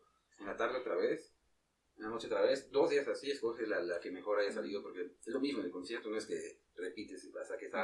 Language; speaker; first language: Spanish; native; Spanish